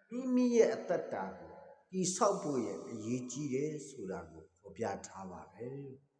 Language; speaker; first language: Burmese; non-native, local second language; Karen languages